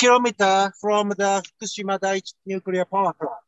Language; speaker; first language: English; non-native, learner; Japanese